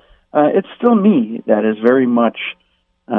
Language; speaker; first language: English; native; English